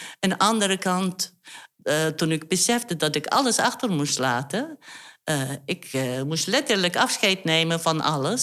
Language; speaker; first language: Dutch; non-native, fluent; Turkish